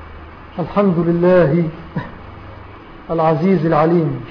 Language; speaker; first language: Arabic; native; Arabic